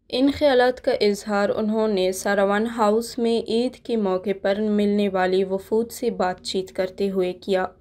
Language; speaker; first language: Urdu; non-native, local second language; Baluchi